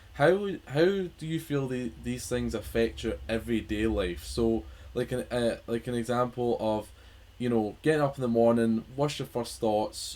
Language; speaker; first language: English; native; English